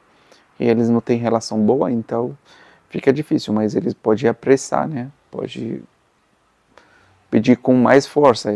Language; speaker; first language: Portuguese; non-native, fluent; Arabic